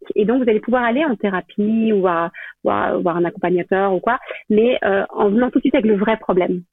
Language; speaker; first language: French; native; French